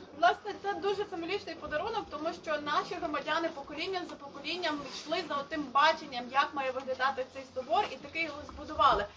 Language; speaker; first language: Ukrainian; native; Ukrainian